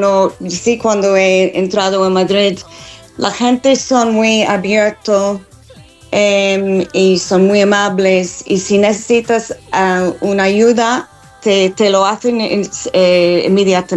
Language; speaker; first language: Spanish; non-native, fluent; English